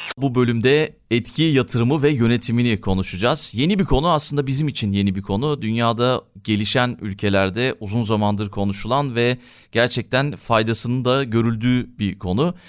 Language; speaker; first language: Turkish; native; Turkish